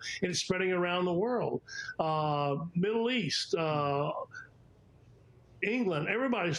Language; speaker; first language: English; native; English